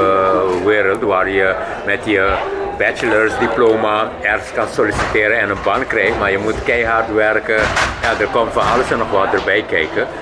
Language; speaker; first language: Dutch; non-native, local second language; Papiamento